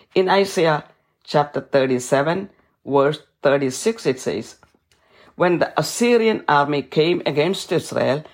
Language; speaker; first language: English; non-native, local second language; Malayalam